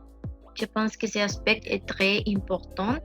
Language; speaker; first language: French; non-native, learner; Spanish